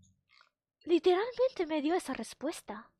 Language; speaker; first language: Spanish; non-native, fluent; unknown